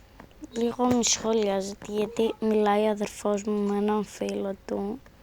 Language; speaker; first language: Greek; native; Greek